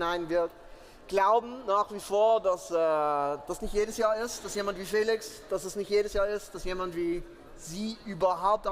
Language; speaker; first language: German; native; German